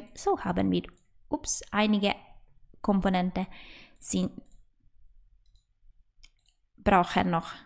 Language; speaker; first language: German; non-native, fluent; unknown